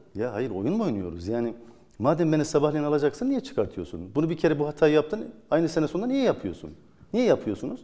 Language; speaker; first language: Turkish; native; Turkish